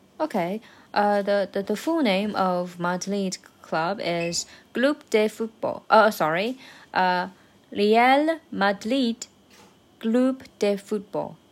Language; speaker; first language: English; non-native, learner; Chinese